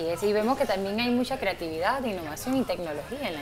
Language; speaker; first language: Spanish; native; Spanish